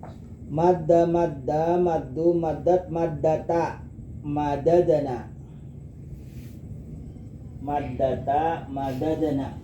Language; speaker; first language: Arabic; non-native, fluent; Indonesian